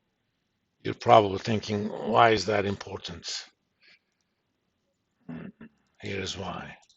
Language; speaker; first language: English; native; English